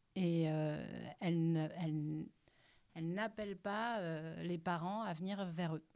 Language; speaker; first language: French; native; French